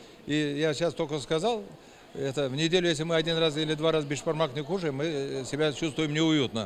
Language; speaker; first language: Russian; non-native, local second language; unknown